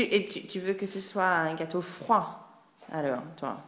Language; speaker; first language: French; non-native, fluent; English